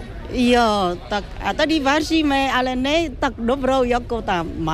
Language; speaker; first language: Czech; non-native, fluent; Vietnamese